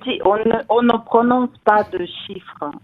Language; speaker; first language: French; non-native, fluent; Russian